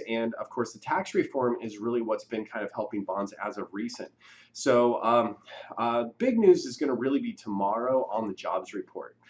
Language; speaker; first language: English; native; English